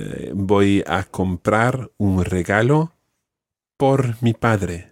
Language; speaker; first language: Spanish; non-native, fluent; English